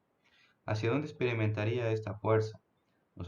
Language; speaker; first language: Spanish; native; Spanish